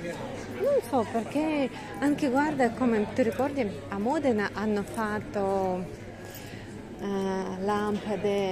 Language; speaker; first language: Italian; non-native, learner; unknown